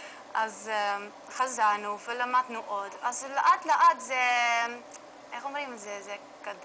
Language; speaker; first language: Hebrew; non-native, learner; Dutch